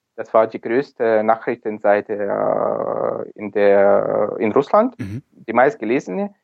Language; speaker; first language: German; non-native, fluent; Ukrainian